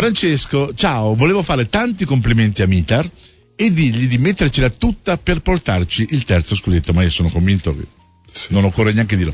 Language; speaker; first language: Italian; native; Italian